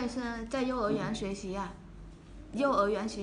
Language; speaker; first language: Chinese; non-native, fluent; Vietnamese